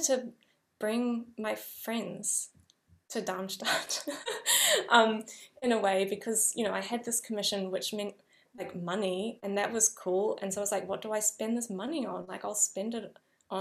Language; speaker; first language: English; native; English